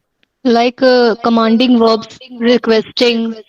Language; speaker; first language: English; non-native, local second language; Hindi